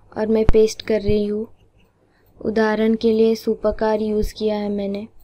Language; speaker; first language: Hindi; non-native, local second language; Marathi